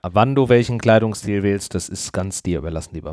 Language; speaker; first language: German; native; German